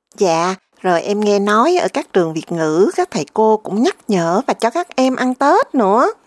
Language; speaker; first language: Vietnamese; native; Vietnamese